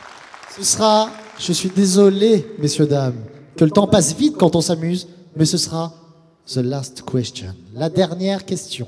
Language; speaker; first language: French; native; French